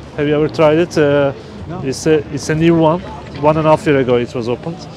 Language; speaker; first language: English; non-native, fluent; Turkish